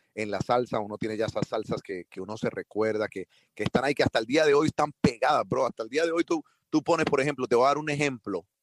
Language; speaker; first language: Spanish; early bilingual, heritage; Spanish